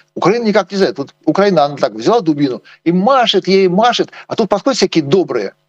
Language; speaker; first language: Russian; native; Russian